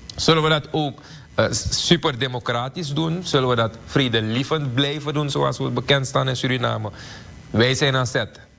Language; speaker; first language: Dutch; native; Dutch